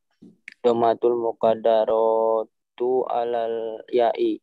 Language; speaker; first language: Arabic; non-native, learner; Indonesian